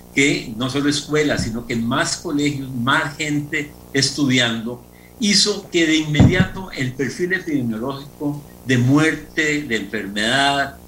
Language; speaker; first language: Spanish; native; Spanish